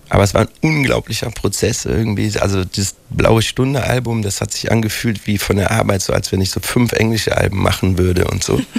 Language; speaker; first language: German; native; German